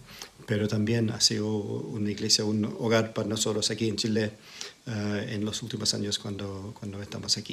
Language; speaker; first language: Spanish; non-native, fluent; English